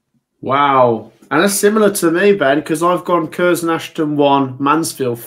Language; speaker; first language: English; native; English